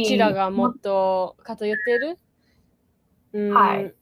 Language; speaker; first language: Japanese; non-native, learner; English